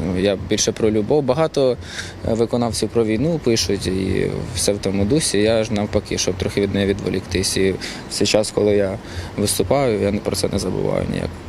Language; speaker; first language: Ukrainian; non-native, local second language; Russian